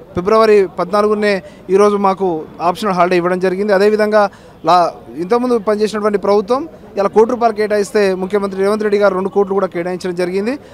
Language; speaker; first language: Telugu; non-native, local second language; Lambadi